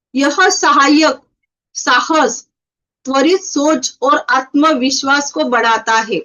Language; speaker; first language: Hindi; non-native, local second language; Marathi